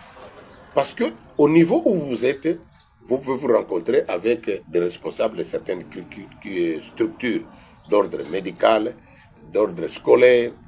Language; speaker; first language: French; non-native, local second language; Kongo